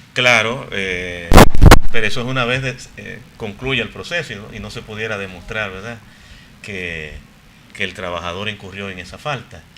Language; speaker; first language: Spanish; native; Spanish